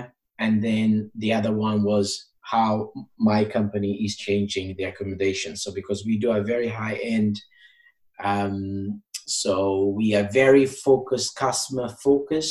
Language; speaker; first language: English; non-native, fluent; Portuguese